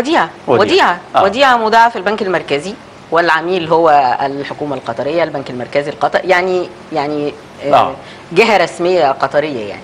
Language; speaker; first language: Arabic; native; Arabic